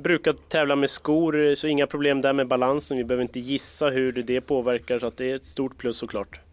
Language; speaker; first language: Swedish; native; Swedish